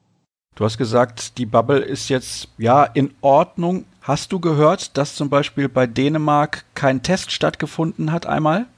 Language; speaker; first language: German; native; German